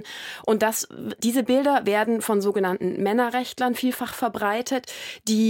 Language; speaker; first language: German; native; German